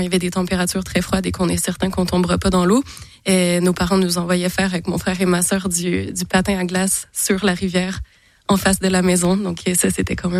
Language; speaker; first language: French; native; French